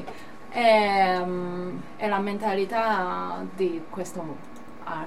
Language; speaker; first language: Italian; non-native, learner; Cantonese